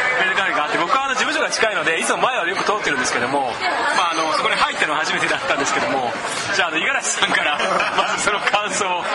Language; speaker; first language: Japanese; native; Japanese